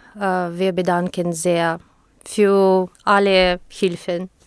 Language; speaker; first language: German; non-native, learner; Ukrainian